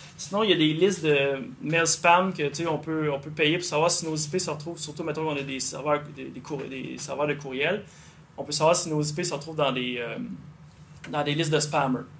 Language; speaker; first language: French; native; French